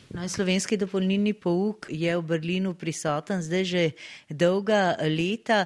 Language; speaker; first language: Slovenian; native; Slovenian